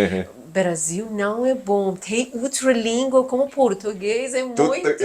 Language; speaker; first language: Portuguese; non-native, learner; Persian